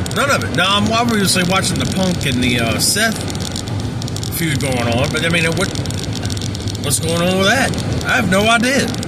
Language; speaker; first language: English; native; English